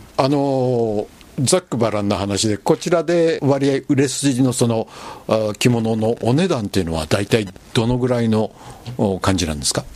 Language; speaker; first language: Japanese; native; Japanese